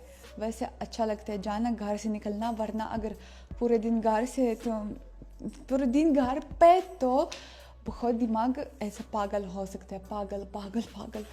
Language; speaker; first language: Hindi; non-native, fluent; Russian